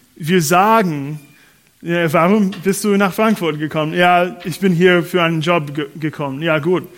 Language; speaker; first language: German; non-native, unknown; English